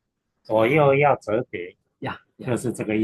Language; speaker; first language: Chinese; native; Chinese